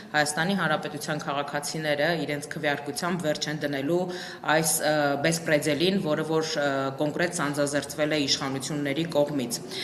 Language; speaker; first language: Armenian; native; Armenian